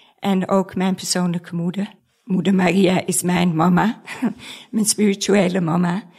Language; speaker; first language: Dutch; non-native, fluent; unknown